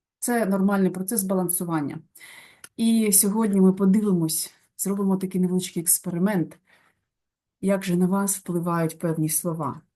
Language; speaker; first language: Ukrainian; non-native, local second language; Russian